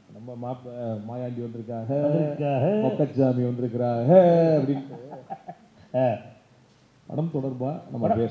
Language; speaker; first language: Tamil; native; Tamil